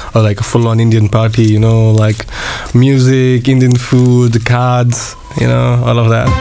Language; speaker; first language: English; non-native, local second language; Marathi